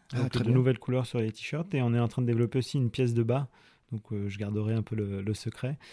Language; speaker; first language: French; native; French